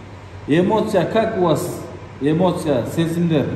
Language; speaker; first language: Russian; non-native, local second language; Kyrgyz